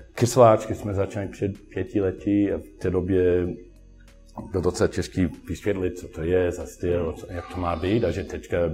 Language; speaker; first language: Czech; non-native, learner; English